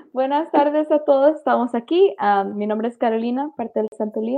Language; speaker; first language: Spanish; early bilingual, heritage; English